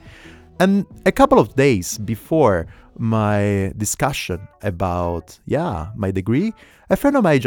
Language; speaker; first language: English; non-native, fluent; Italian